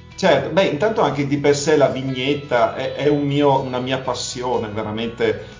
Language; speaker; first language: Italian; native; Italian